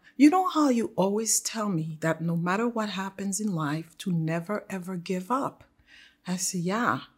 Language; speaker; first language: English; non-native, fluent; Haitian Creole